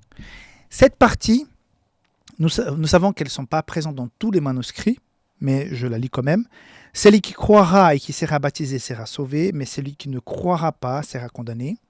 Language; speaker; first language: French; non-native, fluent; Portuguese